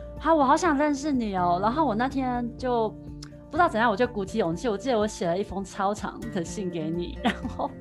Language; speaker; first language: Chinese; native; Chinese